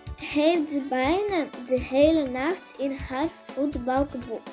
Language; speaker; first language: Dutch; non-native, learner; Russian